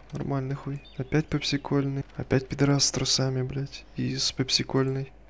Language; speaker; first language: Russian; native; Russian